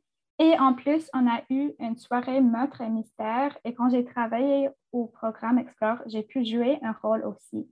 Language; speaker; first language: French; non-native, fluent; English